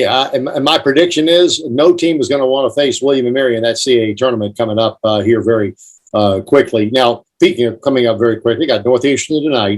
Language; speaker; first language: English; native; English